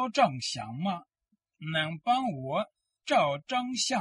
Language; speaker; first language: Chinese; non-native, learner; Russian